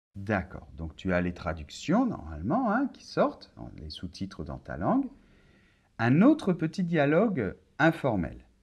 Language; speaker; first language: French; native; French